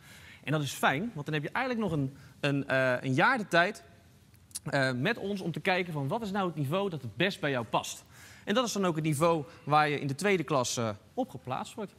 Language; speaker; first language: Dutch; native; Dutch